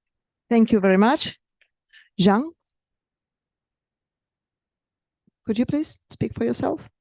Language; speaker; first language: English; non-native, fluent; Russian